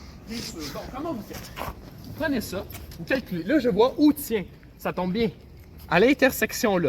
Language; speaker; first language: French; native; French